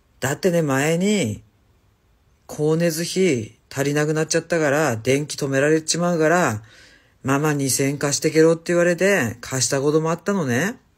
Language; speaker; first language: Japanese; native; Japanese